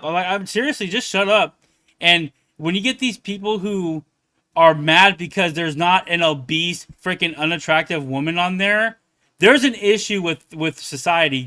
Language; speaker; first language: English; native; English